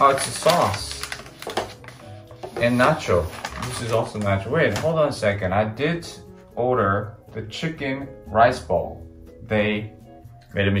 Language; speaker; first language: English; non-native, fluent; Korean